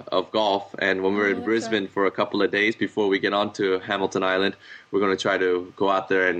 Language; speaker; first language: English; native; English